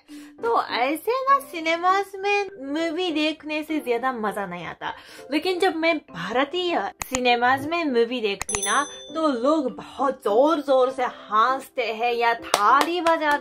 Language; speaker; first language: Hindi; non-native, fluent; Japanese